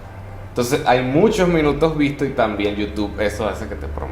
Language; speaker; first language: Spanish; native; Spanish